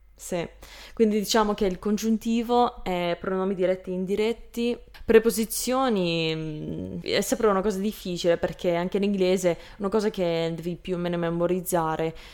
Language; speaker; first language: Italian; non-native, fluent; English